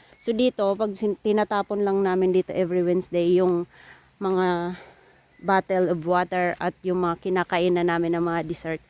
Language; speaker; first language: Filipino; native; Filipino